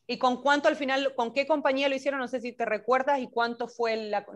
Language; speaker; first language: Spanish; native; Spanish